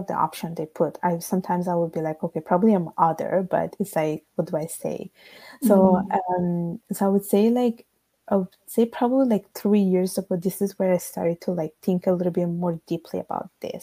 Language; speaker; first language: English; non-native, fluent; Italian